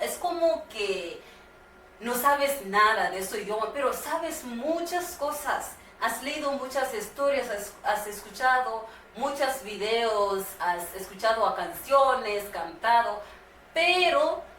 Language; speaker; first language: Spanish; non-native, learner; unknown